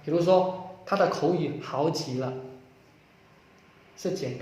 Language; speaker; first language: Chinese; non-native, fluent; Indonesian